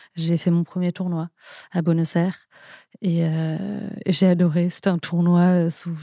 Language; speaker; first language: French; native; French